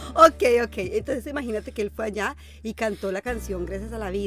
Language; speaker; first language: Spanish; native; Spanish